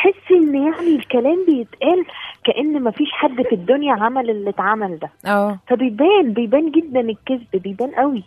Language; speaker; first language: Arabic; native; Arabic